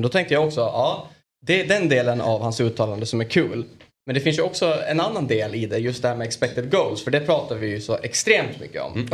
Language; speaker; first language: Swedish; native; Swedish